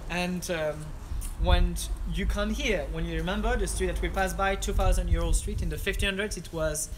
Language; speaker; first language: English; non-native, fluent; French